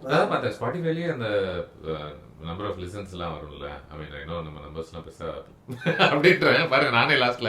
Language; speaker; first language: Tamil; native; Tamil